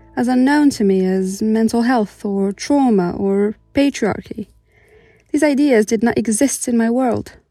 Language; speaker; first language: English; non-native, fluent; Arabic